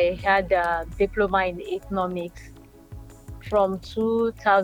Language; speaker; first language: English; non-native, local second language; Yoruba